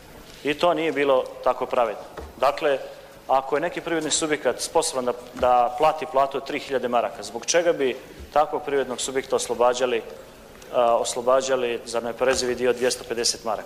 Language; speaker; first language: Croatian; native; Croatian